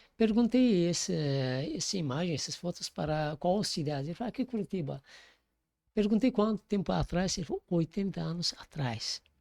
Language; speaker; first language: Portuguese; non-native, fluent; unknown